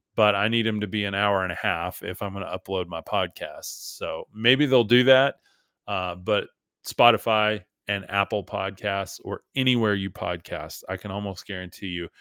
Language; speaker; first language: English; early bilingual, other home language; German